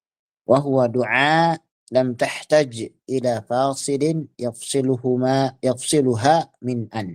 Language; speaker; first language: Arabic; non-native, fluent; Indonesian